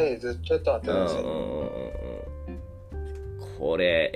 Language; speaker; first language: Japanese; non-native, learner; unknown